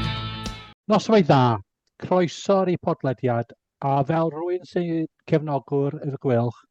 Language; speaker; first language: Welsh; native; Welsh